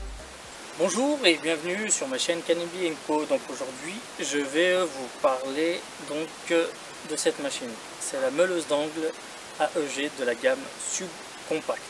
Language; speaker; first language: French; native; French